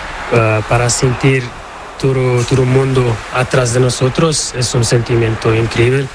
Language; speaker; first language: Spanish; non-native, learner; Portuguese